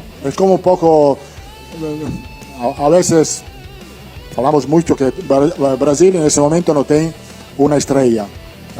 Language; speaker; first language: Spanish; non-native, fluent; Italian